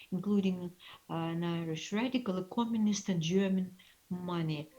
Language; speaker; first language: English; non-native, fluent; Russian